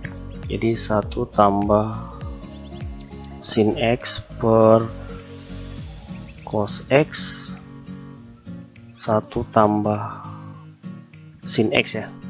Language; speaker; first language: Indonesian; native; Indonesian